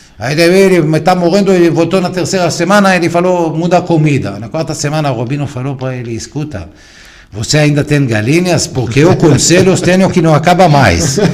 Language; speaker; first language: Portuguese; non-native, fluent; Hebrew